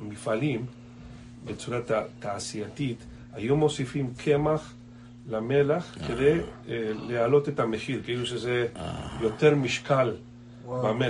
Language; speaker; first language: Hebrew; non-native, fluent; Spanish